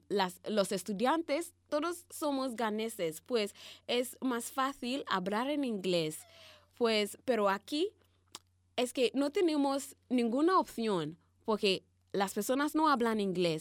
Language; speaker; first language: Spanish; non-native, learner; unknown